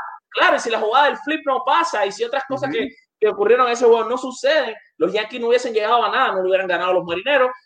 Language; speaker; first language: Spanish; native; Spanish